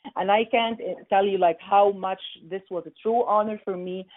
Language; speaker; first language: English; non-native, fluent; Arabic